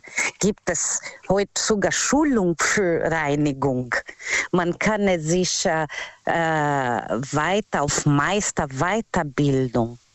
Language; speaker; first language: German; non-native, learner; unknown